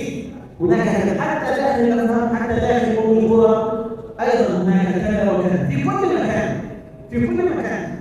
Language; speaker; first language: Arabic; native; Arabic